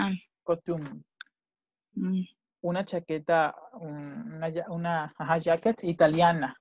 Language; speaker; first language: Spanish; native; Spanish